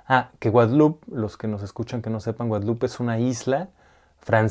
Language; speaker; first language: Spanish; native; Spanish